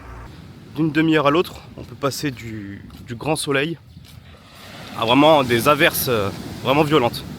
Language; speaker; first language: French; native; French